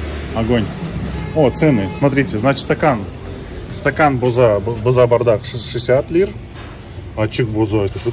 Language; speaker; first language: Russian; native; Russian